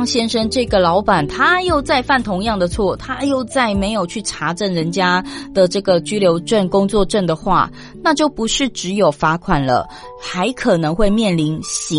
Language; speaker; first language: Chinese; native; Chinese